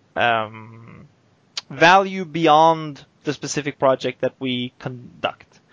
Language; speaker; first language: English; non-native, fluent; Norwegian